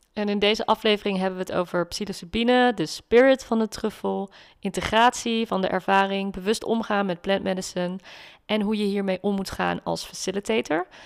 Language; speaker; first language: Dutch; native; Dutch